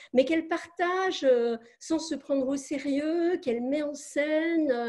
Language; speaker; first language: French; native; French